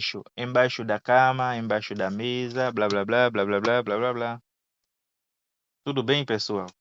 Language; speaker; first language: Portuguese; non-native, fluent; Haitian Creole